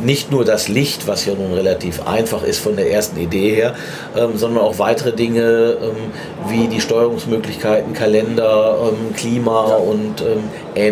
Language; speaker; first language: German; native; German